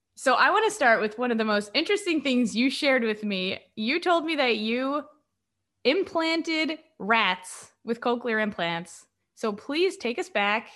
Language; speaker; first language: English; native; English